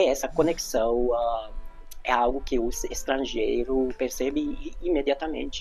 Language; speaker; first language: Portuguese; non-native, fluent; Hungarian